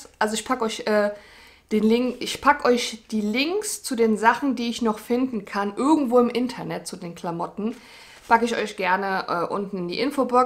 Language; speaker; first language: German; native; German